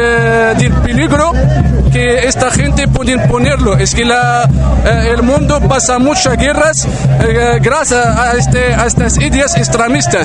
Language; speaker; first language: Spanish; non-native, learner; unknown